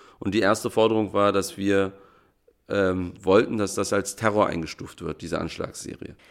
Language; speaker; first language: German; native; German